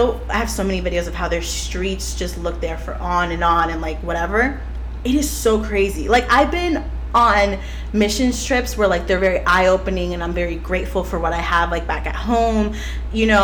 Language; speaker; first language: English; native; English